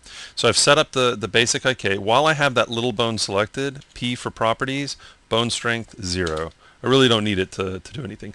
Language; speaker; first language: English; native; English